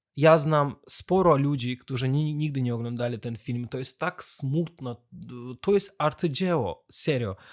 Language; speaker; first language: Polish; non-native, fluent; Azerbaijani